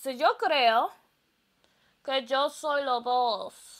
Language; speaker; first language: Spanish; early bilingual, heritage; Spanish